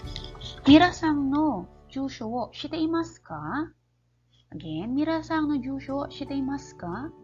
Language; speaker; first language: Japanese; non-native, fluent; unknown